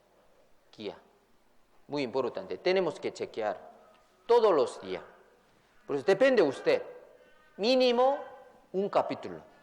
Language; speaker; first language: Spanish; non-native, fluent; Korean